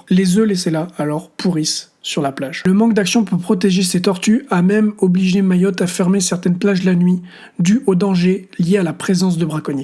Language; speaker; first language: French; native; French